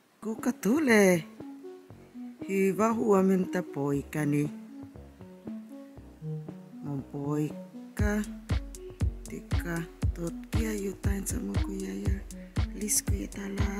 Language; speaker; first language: Finnish; non-native, learner; Filipino